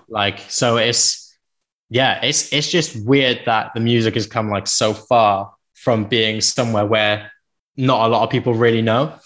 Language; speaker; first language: English; native; English